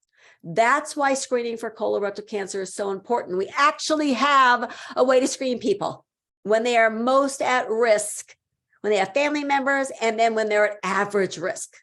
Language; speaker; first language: English; native; English